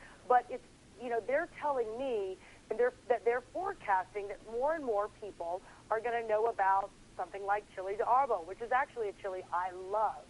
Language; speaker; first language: English; native; English